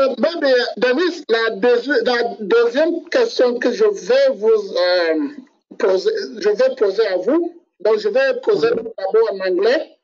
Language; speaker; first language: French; non-native, fluent; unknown